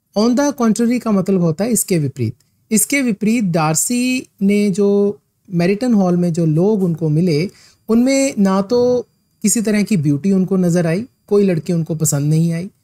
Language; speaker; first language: Hindi; non-native, local second language; Punjabi